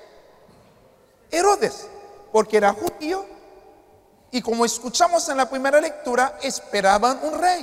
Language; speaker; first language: Spanish; non-native, fluent; Haitian Creole